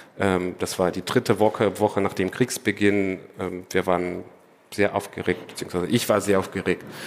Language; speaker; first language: German; non-native, fluent; Ukrainian